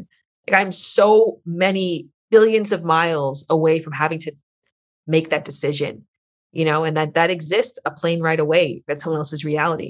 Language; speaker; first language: English; native; English